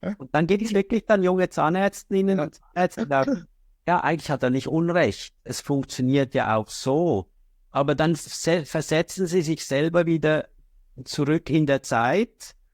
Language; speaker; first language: German; native; German